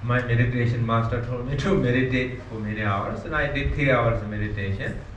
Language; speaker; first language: English; non-native, learner; Nepali